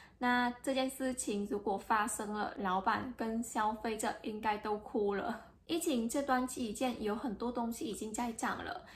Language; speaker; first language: Chinese; non-native, fluent; Vietnamese